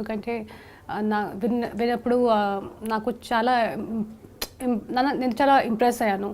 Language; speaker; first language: Telugu; non-native, local second language; Hindi